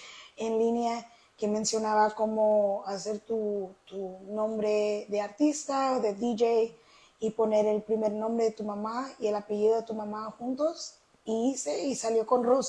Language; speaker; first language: Spanish; early bilingual, heritage; Spanish